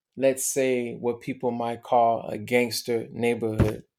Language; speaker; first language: English; native; English